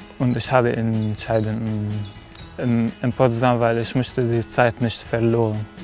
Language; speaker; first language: German; non-native, learner; Arabic